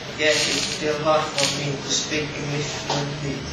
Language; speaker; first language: English; non-native, learner; Indonesian